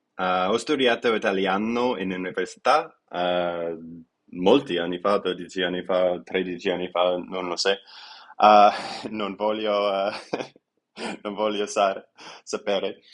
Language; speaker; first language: Italian; non-native, learner; English